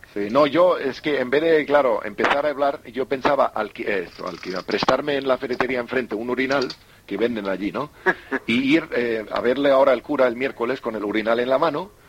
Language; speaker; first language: Spanish; non-native, fluent; German